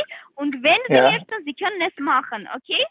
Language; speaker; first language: German; non-native, learner; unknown